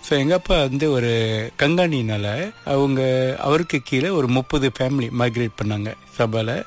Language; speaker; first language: Tamil; non-native, local second language; Malay